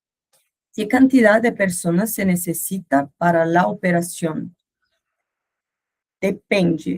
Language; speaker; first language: Spanish; non-native, learner; Portuguese